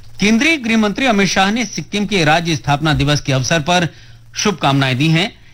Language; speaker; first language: Hindi; native; Hindi